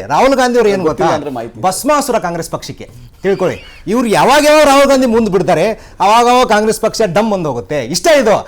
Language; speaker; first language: Kannada; native; Kannada